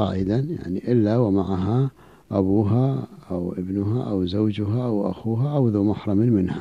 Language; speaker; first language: Arabic; native; Arabic